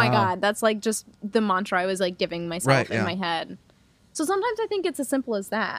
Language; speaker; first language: English; native; English